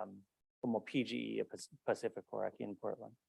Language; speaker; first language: Spanish; early bilingual, heritage; Spanish